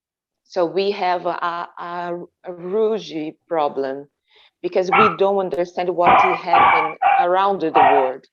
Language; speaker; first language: English; non-native, fluent; Portuguese